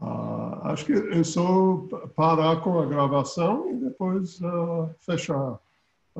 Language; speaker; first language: Portuguese; non-native, fluent; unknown